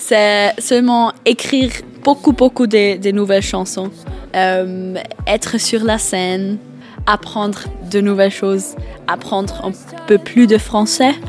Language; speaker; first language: French; non-native, learner; German